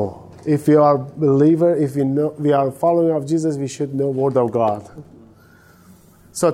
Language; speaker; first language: English; non-native, fluent; Persian